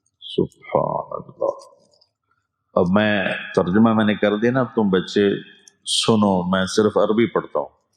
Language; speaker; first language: Urdu; non-native, local second language; Punjabi